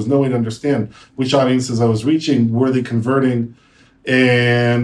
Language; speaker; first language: English; native; English